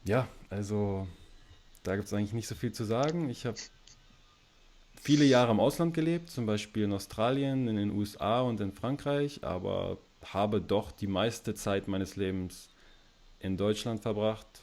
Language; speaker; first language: German; early bilingual, other home language; Russian